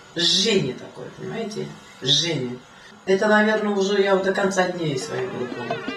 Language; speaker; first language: Russian; non-native, local second language; Uzbek